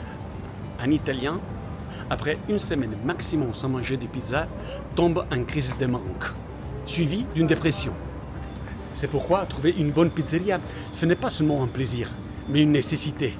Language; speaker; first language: French; non-native, fluent; Italian